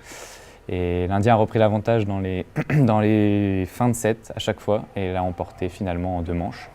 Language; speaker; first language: French; native; French